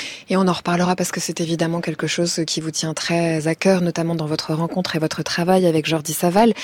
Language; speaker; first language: French; native; French